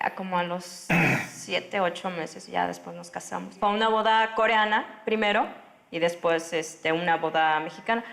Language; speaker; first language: Spanish; non-native, fluent; Korean